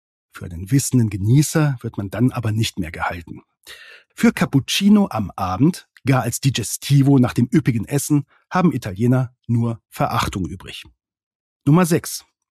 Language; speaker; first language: German; native; German